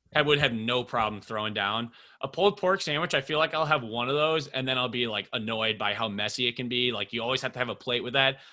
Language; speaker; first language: English; native; English